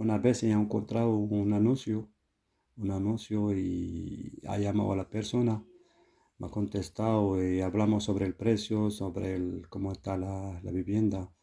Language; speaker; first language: Spanish; non-native, learner; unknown